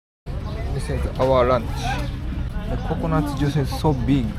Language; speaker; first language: English; non-native, fluent; Japanese